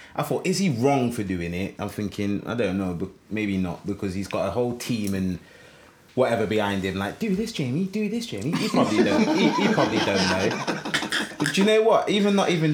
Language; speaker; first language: English; native; English